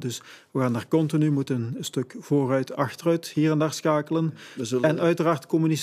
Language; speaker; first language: Dutch; native; Dutch